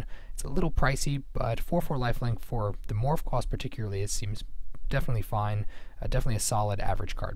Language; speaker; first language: English; native; English